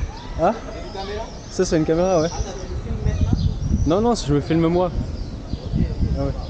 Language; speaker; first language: French; native; French